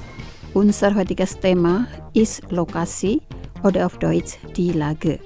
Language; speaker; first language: German; non-native, fluent; Indonesian